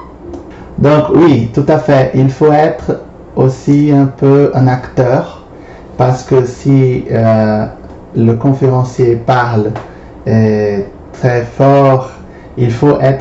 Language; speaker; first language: French; non-native, fluent; Portuguese